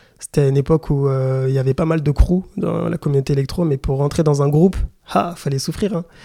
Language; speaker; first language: French; early bilingual, other home language; Lingala